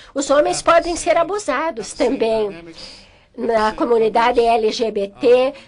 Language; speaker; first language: Portuguese; non-native, fluent; English